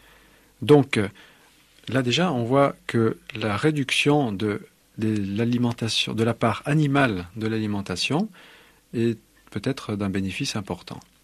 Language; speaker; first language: French; native; French